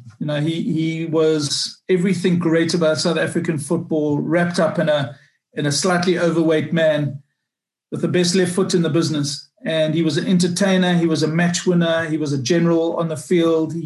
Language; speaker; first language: English; native; English